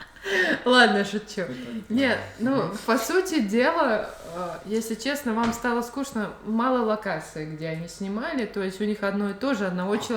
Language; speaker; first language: Russian; native; Russian